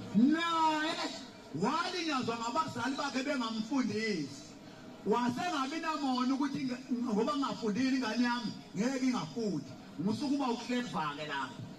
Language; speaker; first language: Zulu; native; Zulu